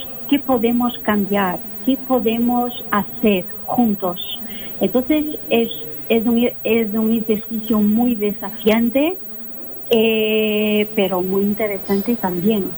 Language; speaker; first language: Spanish; non-native, local second language; Portuguese